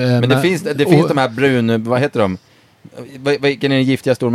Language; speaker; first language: Swedish; native; Swedish